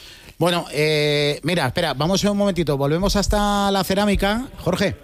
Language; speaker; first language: Spanish; native; Spanish